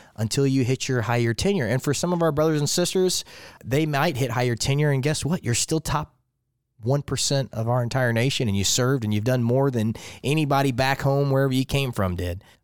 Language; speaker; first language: English; native; English